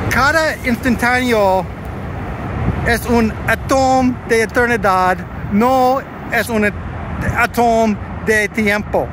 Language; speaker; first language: Spanish; non-native, learner; English